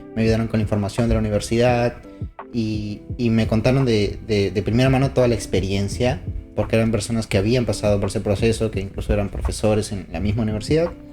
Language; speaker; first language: Spanish; native; Spanish